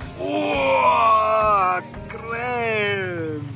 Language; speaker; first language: Indonesian; non-native, learner; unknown